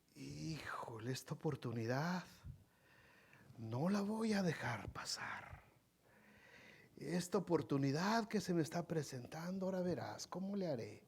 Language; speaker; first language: Spanish; native; Spanish